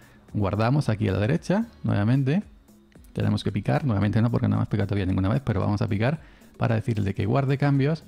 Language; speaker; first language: Spanish; native; Spanish